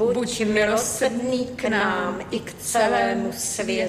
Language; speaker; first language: Czech; native; Czech